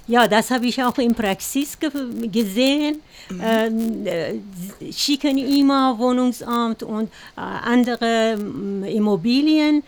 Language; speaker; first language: German; non-native, learner; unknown